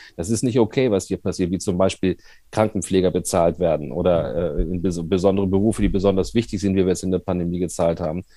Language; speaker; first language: German; native; German